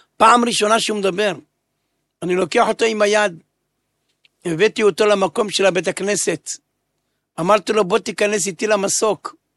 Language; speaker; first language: Hebrew; native; Hebrew